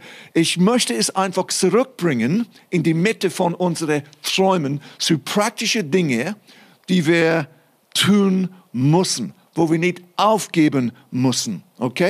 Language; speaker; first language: German; non-native, fluent; English